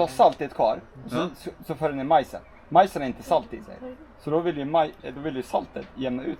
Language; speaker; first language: Swedish; native; Swedish